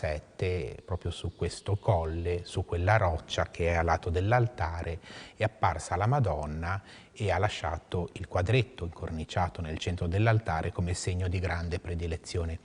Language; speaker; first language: Italian; native; Italian